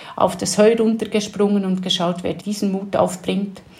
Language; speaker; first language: German; native; German